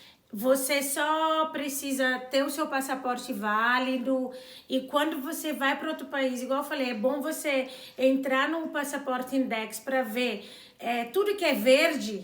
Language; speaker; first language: Portuguese; non-native, local second language; Kabuverdianu